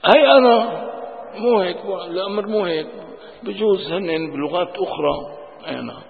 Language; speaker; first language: Arabic; non-native, local second language; Kurdish